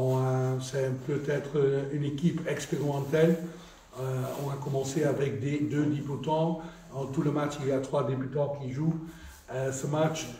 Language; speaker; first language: French; non-native, fluent; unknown